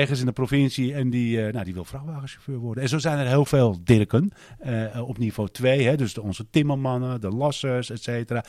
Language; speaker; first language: Dutch; native; Dutch